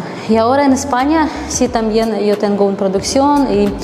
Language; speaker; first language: Spanish; non-native, fluent; Ukrainian